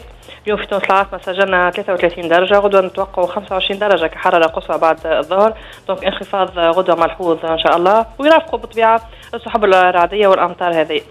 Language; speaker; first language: Arabic; native; Arabic